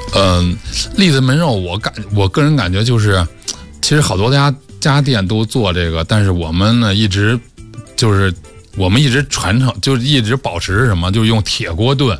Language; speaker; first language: Chinese; native; Chinese